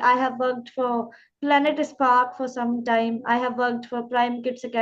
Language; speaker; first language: English; non-native, local second language; Hindi